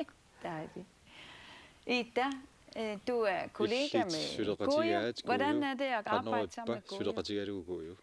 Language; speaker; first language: Danish; non-native, local second language; Kalaallisut